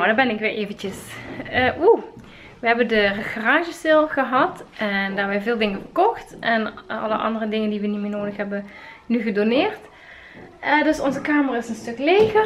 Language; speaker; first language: Dutch; native; Dutch